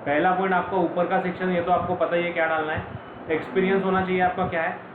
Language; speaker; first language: Hindi; non-native, local second language; Marathi